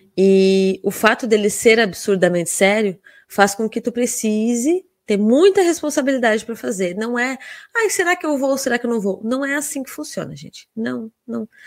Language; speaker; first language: Portuguese; native; Portuguese